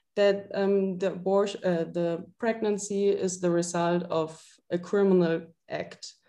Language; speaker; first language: English; non-native, fluent; German